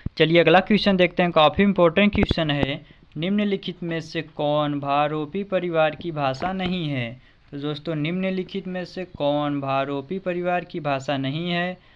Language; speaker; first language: Hindi; native; Hindi